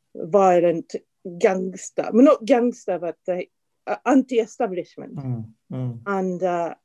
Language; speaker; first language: English; non-native, fluent; Japanese